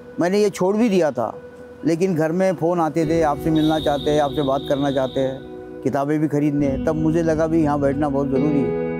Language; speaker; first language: Hindi; non-native, local second language; Marathi